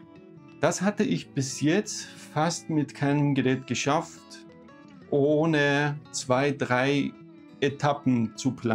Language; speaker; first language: German; non-native, fluent; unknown